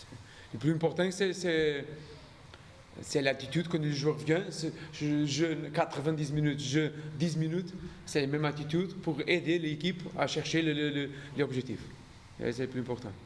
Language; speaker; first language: French; non-native, learner; Portuguese